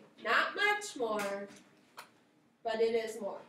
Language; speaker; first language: English; native; English